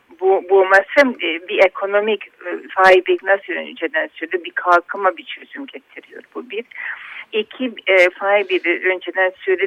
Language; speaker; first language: Turkish; non-native, fluent; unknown